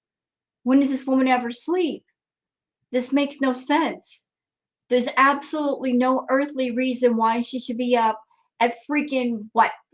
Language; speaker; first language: English; native; English